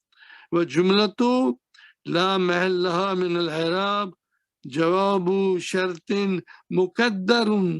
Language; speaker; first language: Arabic; non-native, fluent; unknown